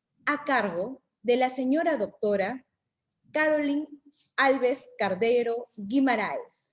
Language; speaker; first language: Spanish; native; Spanish